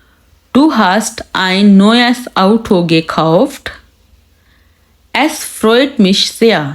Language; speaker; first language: German; non-native, fluent; Urdu